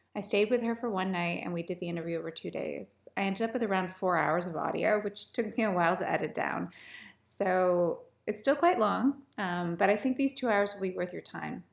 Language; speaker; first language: English; native; English